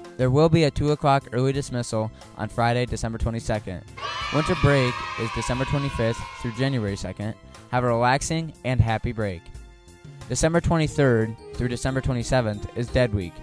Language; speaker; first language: English; native; English